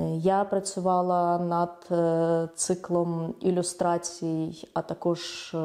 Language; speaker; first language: Ukrainian; native; Ukrainian